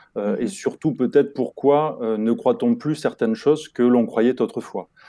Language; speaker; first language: French; native; French